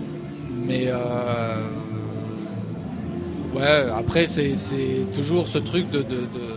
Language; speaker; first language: French; native; French